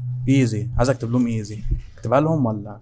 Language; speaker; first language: Arabic; native; Arabic